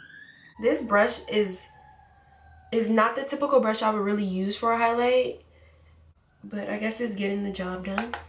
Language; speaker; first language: English; native; English